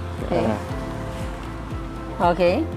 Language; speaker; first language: English; non-native, learner; Thai